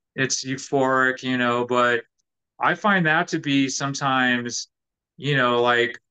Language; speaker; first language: English; native; English